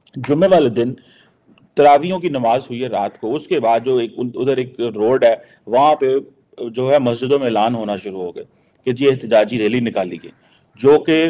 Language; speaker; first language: Urdu; non-native, local second language; Punjabi